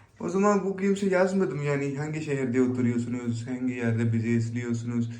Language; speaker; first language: Turkish; non-native, learner; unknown